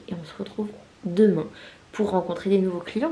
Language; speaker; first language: French; native; French